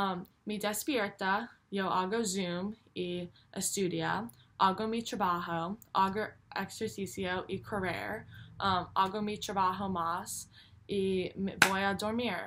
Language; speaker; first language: Spanish; non-native, learner; English